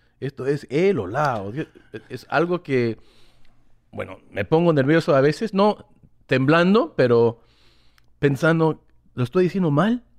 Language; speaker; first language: Spanish; early bilingual, heritage; English